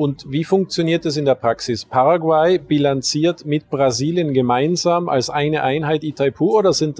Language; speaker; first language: German; native; German